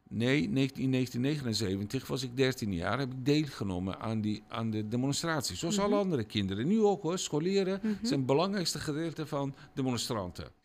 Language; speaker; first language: Dutch; non-native, fluent; Persian